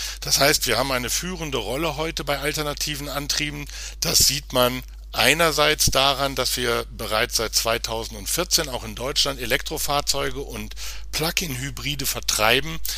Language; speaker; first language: German; native; German